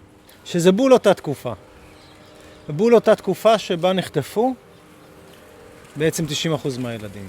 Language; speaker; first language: Hebrew; native; Hebrew